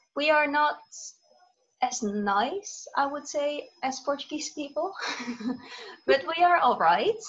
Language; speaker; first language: English; non-native, fluent; Dutch